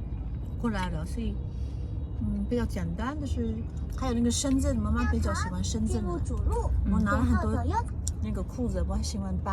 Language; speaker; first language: Chinese; early bilingual, heritage; English